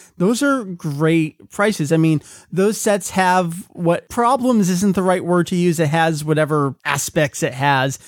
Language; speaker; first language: English; native; English